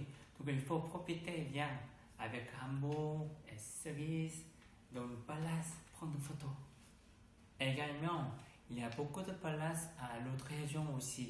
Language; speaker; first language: French; non-native, learner; Korean